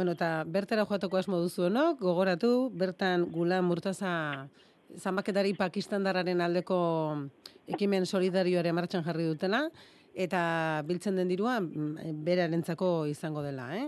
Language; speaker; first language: Basque; native; Basque